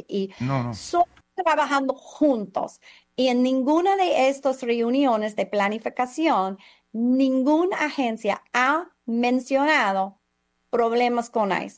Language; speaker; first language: Spanish; non-native, fluent; English